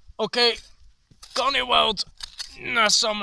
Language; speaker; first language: Welsh; non-native, learner; English